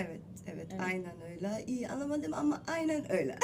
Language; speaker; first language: Turkish; non-native, learner; Arabic